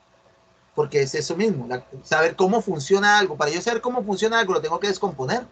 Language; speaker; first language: Spanish; native; Spanish